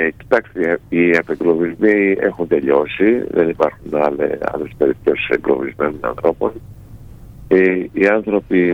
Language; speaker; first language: Greek; native; Greek